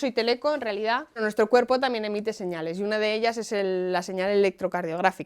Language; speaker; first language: Spanish; native; Spanish